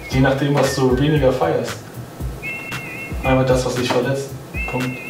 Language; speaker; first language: German; native; German